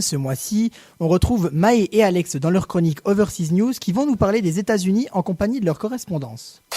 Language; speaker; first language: French; native; French